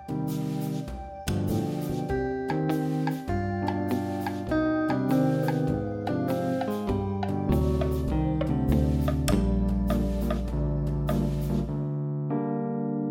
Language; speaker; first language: English; native; English